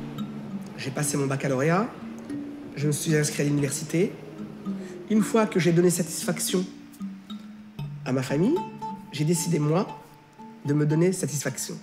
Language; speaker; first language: French; non-native, local second language; Arabic